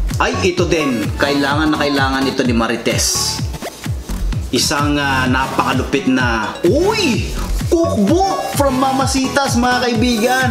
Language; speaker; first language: Filipino; non-native, local second language; Iloko